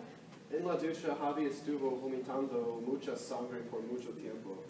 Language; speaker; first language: Spanish; non-native, learner; English